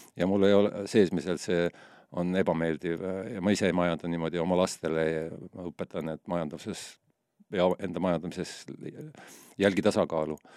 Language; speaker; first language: Estonian; native; Estonian